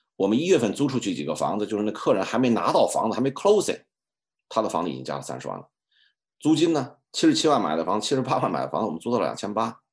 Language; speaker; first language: Chinese; native; Chinese